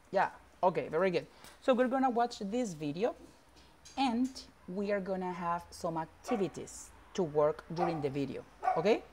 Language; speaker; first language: English; non-native, fluent; Spanish